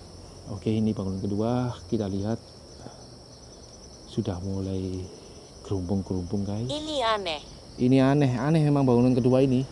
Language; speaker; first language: Indonesian; native; Indonesian